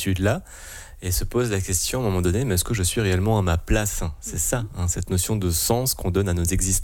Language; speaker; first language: French; native; French